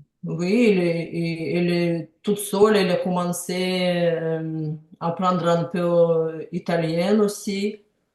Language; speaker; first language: French; non-native, learner; Ukrainian